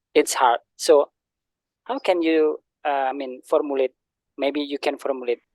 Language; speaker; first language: English; non-native, learner; Indonesian